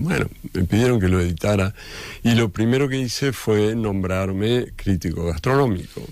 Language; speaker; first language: Spanish; native; Spanish